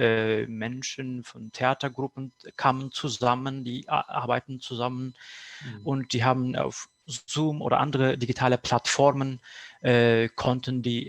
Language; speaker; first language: German; non-native, fluent; Kurdish